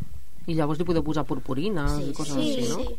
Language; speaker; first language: Catalan; native; Catalan